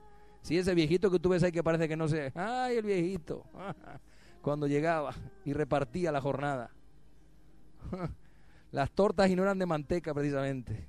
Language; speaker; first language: Spanish; native; Spanish